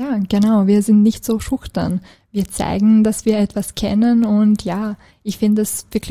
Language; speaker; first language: German; non-native, fluent; Serbian